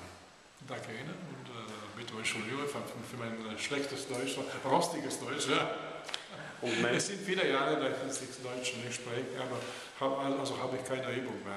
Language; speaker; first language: German; non-native, learner; Italian